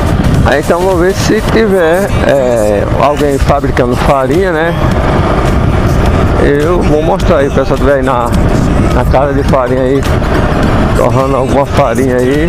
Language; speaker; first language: Portuguese; native; Portuguese